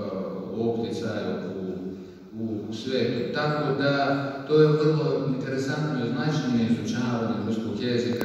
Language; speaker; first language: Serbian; non-native, fluent; Russian